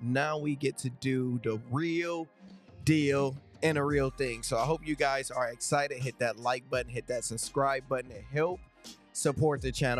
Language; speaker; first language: English; native; English